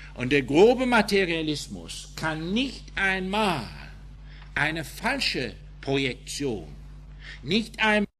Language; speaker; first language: German; non-native, fluent; English